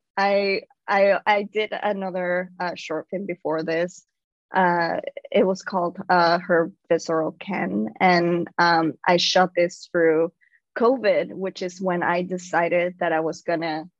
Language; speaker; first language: English; non-native, fluent; Spanish